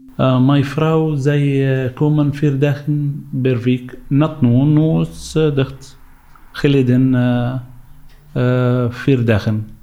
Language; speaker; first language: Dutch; non-native, learner; Arabic